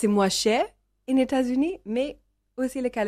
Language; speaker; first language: French; non-native, learner; English